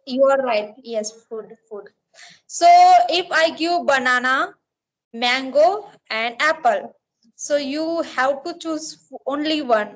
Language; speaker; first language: English; non-native, learner; Marathi